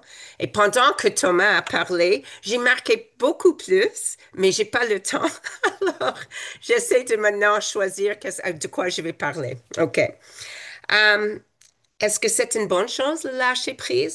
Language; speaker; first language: French; non-native, fluent; English